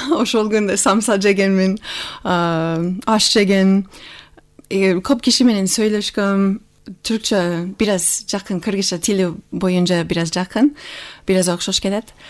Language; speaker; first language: Kyrgyz; non-native, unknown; English